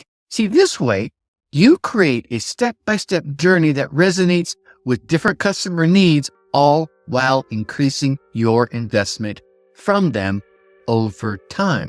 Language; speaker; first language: English; native; English